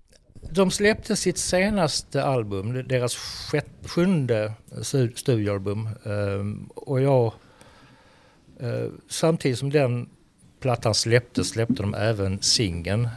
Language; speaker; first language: Swedish; native; Swedish